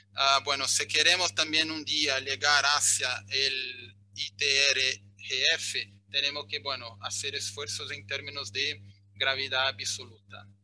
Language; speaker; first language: Spanish; non-native, fluent; Portuguese